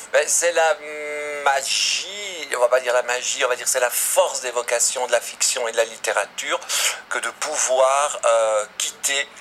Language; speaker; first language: French; native; French